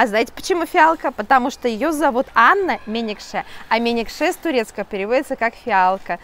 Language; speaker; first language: Russian; native; Russian